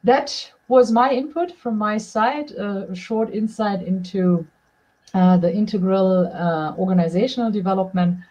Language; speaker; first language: English; non-native, fluent; German